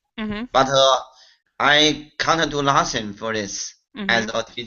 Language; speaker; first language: English; non-native, learner; Chinese